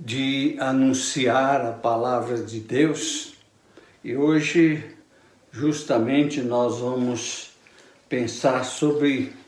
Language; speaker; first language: Portuguese; native; Portuguese